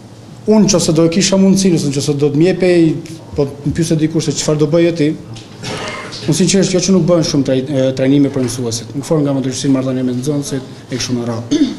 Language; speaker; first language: Albanian; native; Albanian